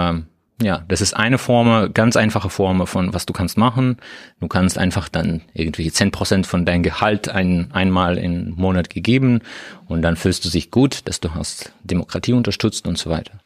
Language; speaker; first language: German; non-native, learner; Russian